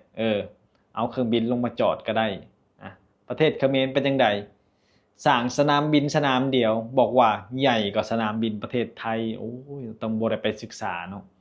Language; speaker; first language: Thai; non-native, local second language; Lao